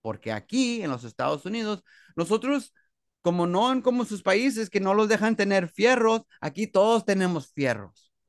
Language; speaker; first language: Spanish; early bilingual, heritage; Spanish